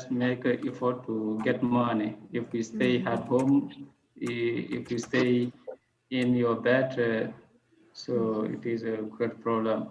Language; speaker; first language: English; non-native, learner; French